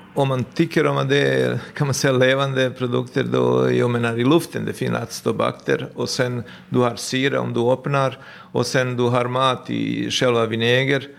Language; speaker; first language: Swedish; non-native, fluent; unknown